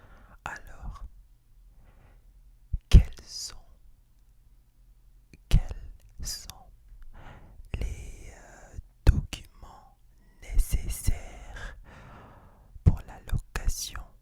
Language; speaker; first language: French; non-native, fluent; English